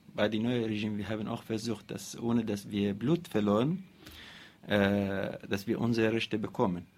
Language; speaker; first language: German; non-native, learner; Arabic